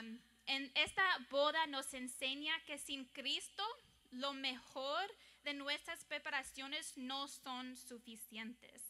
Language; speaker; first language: Spanish; early bilingual, heritage; English